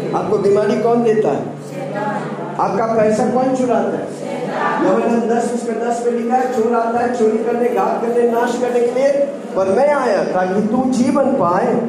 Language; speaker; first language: Hindi; non-native, local second language; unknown